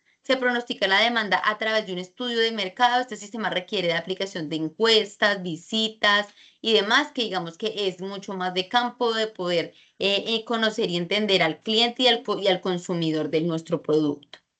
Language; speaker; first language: Spanish; native; Spanish